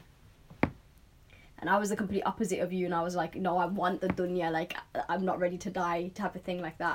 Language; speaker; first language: English; native; English